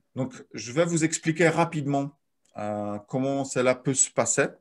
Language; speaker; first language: French; non-native, fluent; Polish